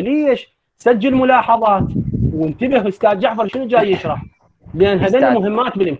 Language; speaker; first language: Arabic; native; Arabic